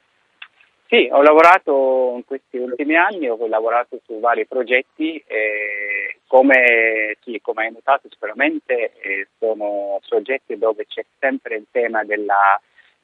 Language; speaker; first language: Italian; non-native, fluent; Arabic